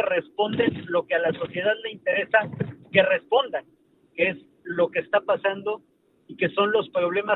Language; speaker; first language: Spanish; native; Spanish